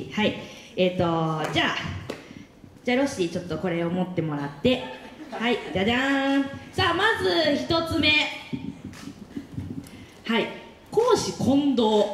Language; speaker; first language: Japanese; native; Japanese